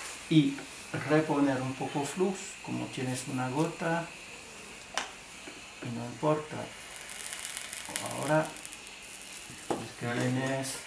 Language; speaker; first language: Spanish; non-native, fluent; French